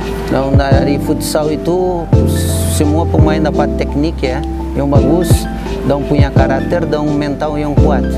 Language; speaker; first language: Indonesian; non-native, fluent; Portuguese